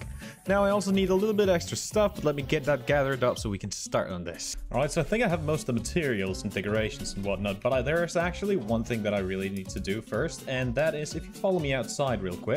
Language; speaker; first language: English; native; English